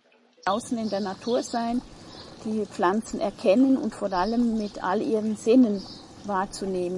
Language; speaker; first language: German; native; German